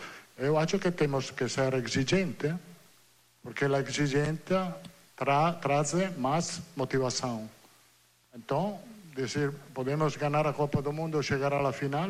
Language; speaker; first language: Portuguese; non-native, learner; Italian